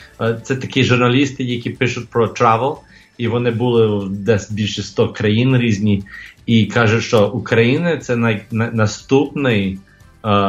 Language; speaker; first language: Ukrainian; early bilingual, heritage; English